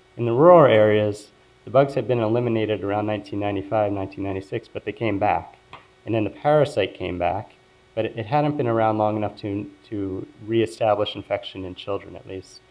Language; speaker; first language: English; native; English